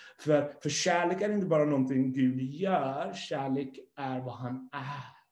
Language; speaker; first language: Swedish; non-native, fluent; English